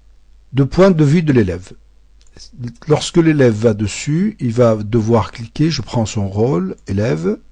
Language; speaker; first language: French; native; French